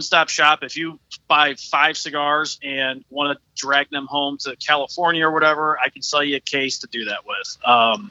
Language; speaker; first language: English; native; English